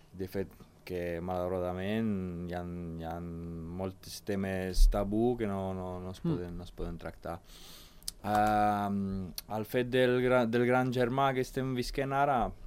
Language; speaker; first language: Catalan; non-native, fluent; Ukrainian